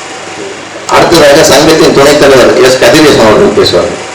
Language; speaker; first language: Tamil; native; Tamil